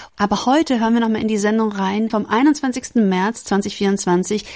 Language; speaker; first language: German; native; German